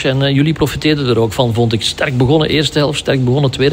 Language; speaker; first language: Dutch; native; Dutch